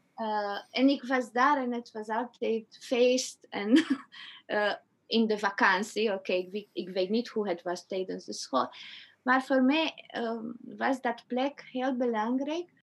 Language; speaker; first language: Dutch; non-native, fluent; Romanian